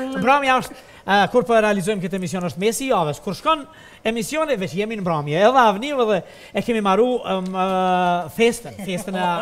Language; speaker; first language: Albanian; native; Albanian